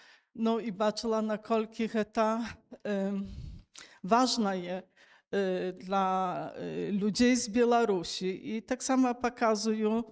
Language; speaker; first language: Polish; non-native, local second language; Belarusian